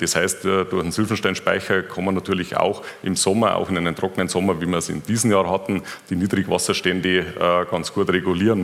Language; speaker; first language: German; native; German